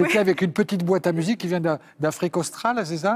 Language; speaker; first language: French; native; French